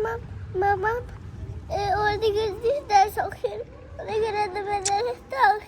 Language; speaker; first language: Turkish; non-native, learner; Azerbaijani